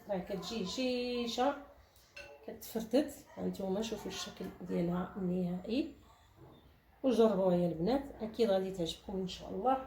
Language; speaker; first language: Arabic; native; Arabic